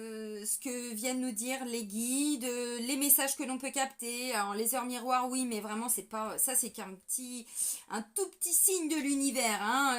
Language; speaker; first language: French; native; French